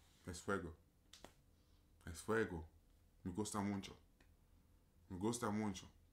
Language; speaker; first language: Spanish; non-native, learner; English